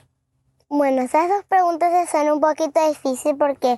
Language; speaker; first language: Spanish; early bilingual, heritage; Spanish